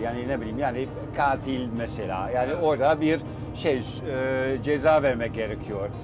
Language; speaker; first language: Turkish; non-native, fluent; Dutch